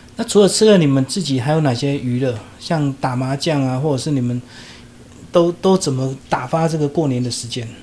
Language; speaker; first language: Chinese; native; Chinese